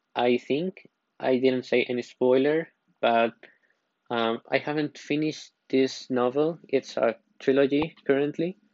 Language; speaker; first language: English; non-native, fluent; Spanish